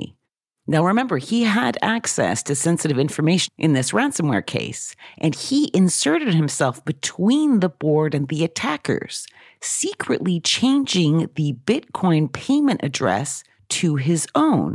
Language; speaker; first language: English; native; English